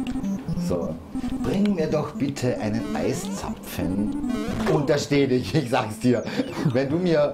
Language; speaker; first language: German; native; German